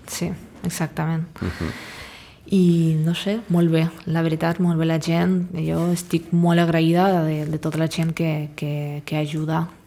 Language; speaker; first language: Catalan; non-native, fluent; Russian